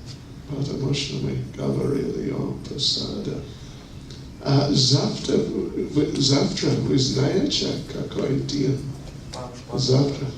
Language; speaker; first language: Russian; non-native, learner; English